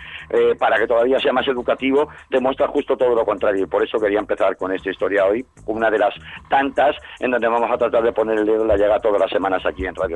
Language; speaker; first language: Spanish; native; Spanish